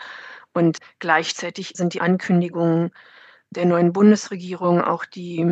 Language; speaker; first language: German; native; German